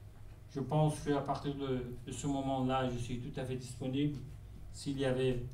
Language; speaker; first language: French; non-native, fluent; Persian